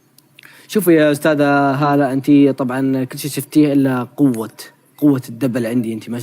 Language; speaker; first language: Arabic; native; Arabic